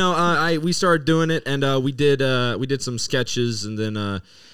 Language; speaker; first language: English; native; English